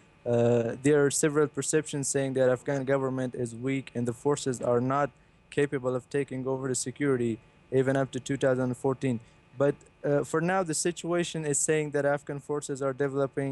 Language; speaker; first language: English; non-native, fluent; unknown